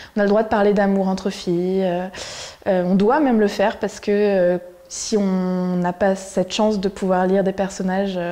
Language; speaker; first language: French; native; French